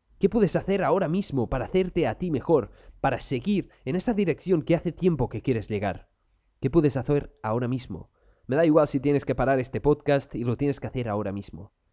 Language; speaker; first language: Spanish; non-native, local second language; Catalan